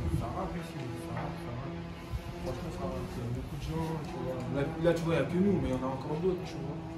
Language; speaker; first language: French; early bilingual, other home language; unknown